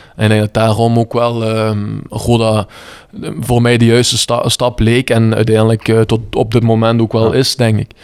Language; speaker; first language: Dutch; native; Dutch